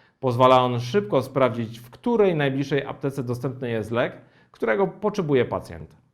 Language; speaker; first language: Polish; native; Polish